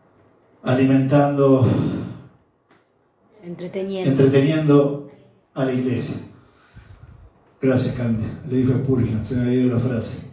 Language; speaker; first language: Spanish; native; Spanish